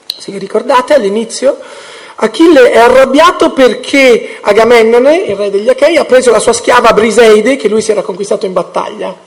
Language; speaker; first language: Italian; early bilingual, heritage; English